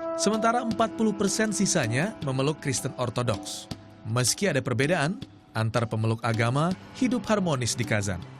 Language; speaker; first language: Indonesian; native; Indonesian